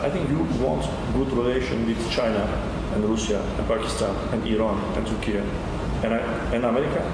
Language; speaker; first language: English; non-native, learner; Turkish